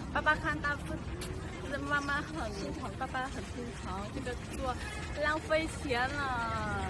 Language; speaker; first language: Chinese; non-native, learner; Vietnamese